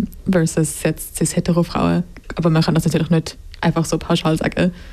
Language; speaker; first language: German; native; German